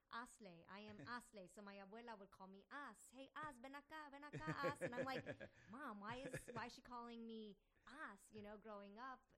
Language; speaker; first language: English; native; English